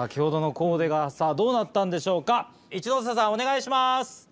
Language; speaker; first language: Japanese; native; Japanese